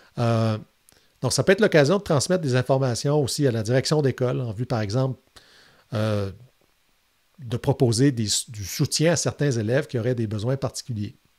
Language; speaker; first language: French; native; French